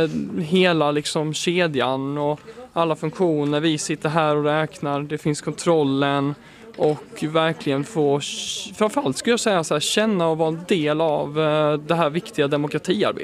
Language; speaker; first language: Swedish; native; Swedish